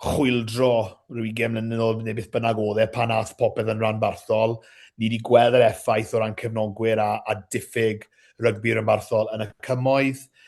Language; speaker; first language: Welsh; native; Welsh